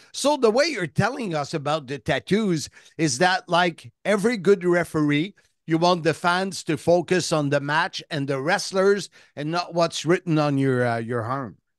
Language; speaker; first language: English; non-native, fluent; French